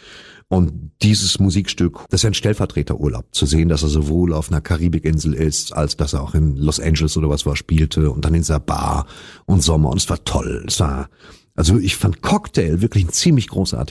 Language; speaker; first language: German; native; German